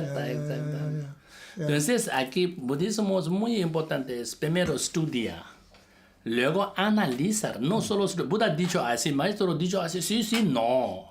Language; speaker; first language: Spanish; non-native, learner; Tibetan